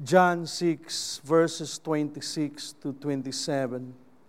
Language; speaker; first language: English; non-native, local second language; Cebuano